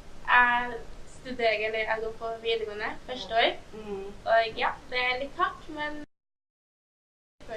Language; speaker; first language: Norwegian; early bilingual, other home language; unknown